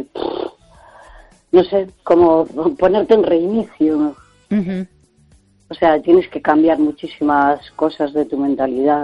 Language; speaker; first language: Spanish; native; Spanish